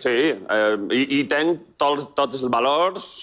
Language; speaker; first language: Catalan; non-native, local second language; Spanish